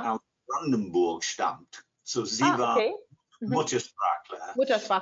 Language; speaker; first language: German; non-native, fluent; English